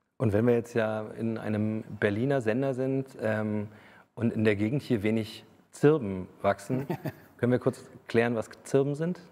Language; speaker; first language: German; native; German